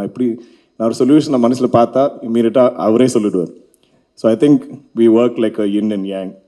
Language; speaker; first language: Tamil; non-native, local second language; Malayalam